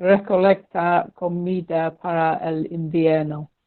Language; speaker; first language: Spanish; non-native, learner; English